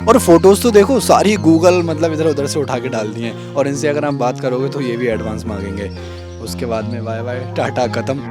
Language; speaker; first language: Hindi; native; Hindi